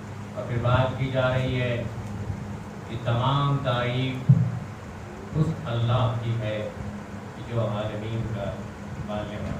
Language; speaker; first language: Urdu; native; Urdu